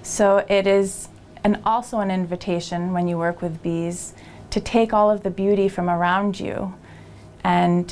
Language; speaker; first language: English; native; English